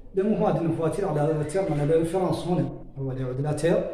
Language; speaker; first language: French; non-native, local second language; Arabic